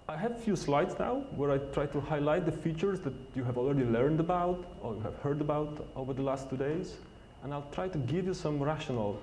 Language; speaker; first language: English; non-native, fluent; Polish